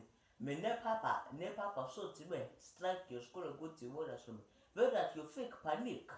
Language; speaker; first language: Swedish; early bilingual, other home language; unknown